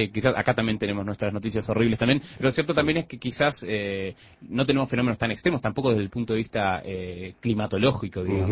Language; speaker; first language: Spanish; native; Spanish